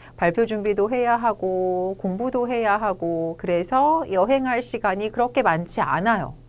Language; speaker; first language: Korean; native; Korean